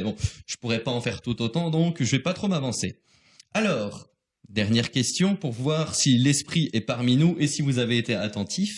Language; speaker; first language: French; native; French